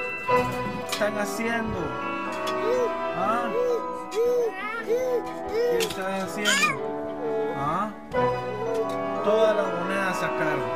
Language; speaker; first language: Spanish; native; Spanish